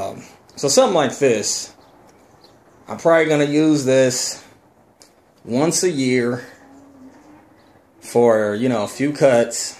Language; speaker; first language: English; native; English